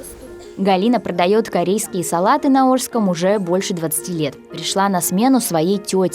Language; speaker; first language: Russian; native; Russian